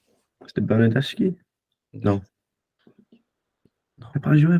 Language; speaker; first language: French; non-native, fluent; English